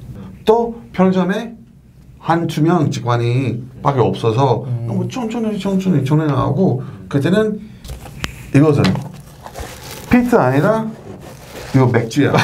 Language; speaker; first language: Korean; non-native, learner; English